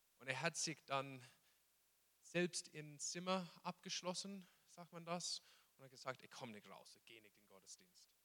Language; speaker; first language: German; non-native, fluent; English